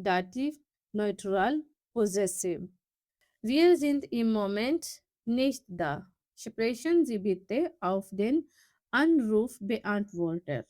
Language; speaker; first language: German; non-native, fluent; Urdu